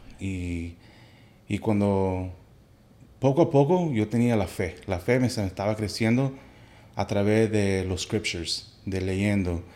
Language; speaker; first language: Spanish; early bilingual, heritage; Spanish